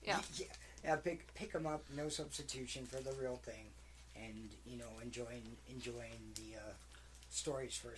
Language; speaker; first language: English; native; English